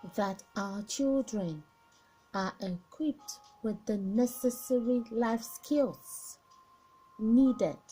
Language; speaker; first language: English; non-native, local second language; Yoruba